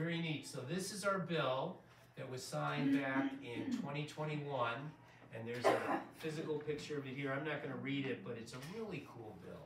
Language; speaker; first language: English; native; English